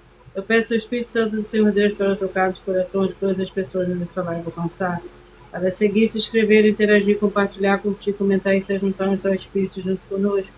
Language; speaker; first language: Portuguese; native; Portuguese